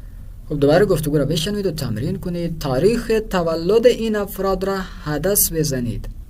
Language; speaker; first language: Persian; non-native, fluent; Urdu